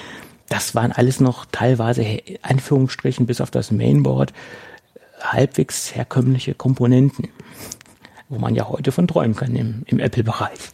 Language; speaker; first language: German; native; German